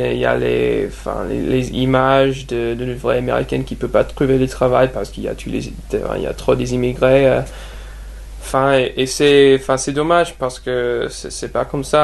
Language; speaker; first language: French; non-native, fluent; English